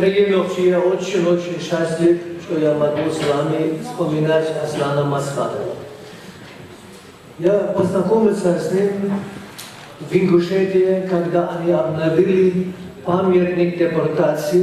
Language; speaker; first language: Russian; non-native, fluent; German